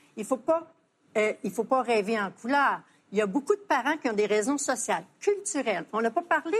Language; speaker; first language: French; native; French